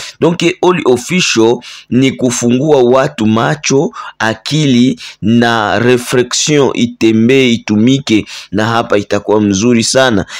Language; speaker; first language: Swahili; native; Swahili